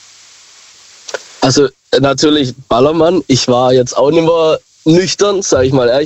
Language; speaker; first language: German; native; German